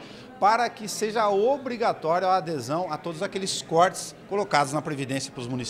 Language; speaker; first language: Portuguese; native; Portuguese